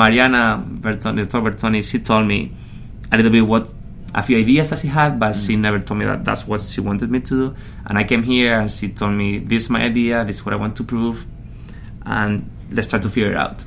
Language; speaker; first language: English; non-native, fluent; Spanish